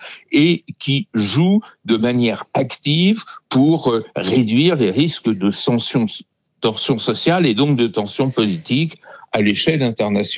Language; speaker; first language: French; native; French